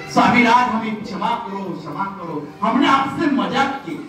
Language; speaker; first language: Hindi; non-native, local second language; Marathi